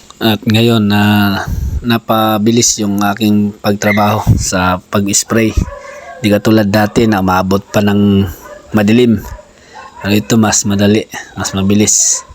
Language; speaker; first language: Filipino; non-native, local second language; Cebuano